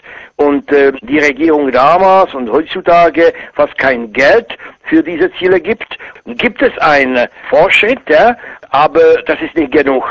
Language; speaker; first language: German; non-native, fluent; Czech